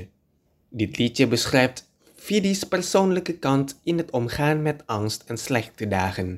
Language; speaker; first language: Dutch; non-native, fluent; Indonesian